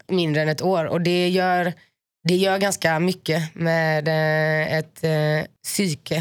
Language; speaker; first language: Swedish; native; Swedish